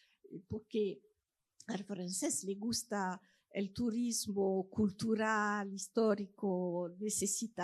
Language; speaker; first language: Spanish; non-native, fluent; French